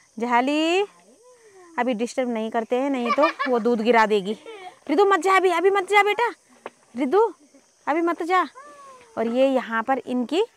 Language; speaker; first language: Hindi; non-native, local second language; Garhwali